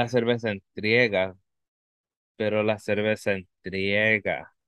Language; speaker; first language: Spanish; early bilingual, heritage; Spanish